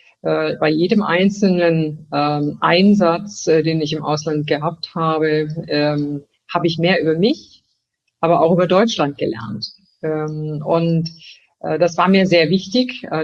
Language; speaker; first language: German; native; German